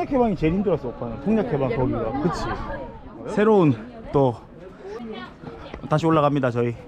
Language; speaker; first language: Korean; native; Korean